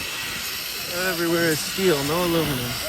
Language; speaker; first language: English; native; English